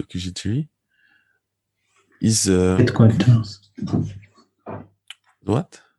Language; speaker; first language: English; non-native, learner; French